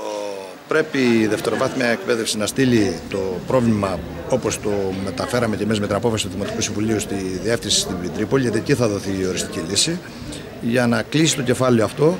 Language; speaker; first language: Greek; native; Greek